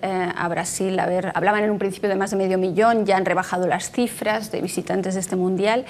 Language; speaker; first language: Spanish; native; Spanish